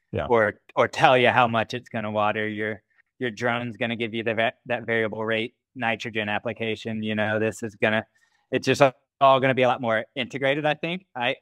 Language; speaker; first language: English; native; English